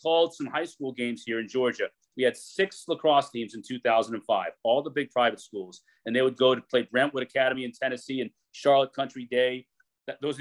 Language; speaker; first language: English; native; English